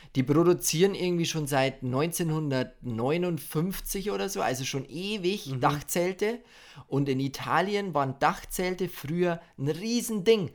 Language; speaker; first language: German; native; German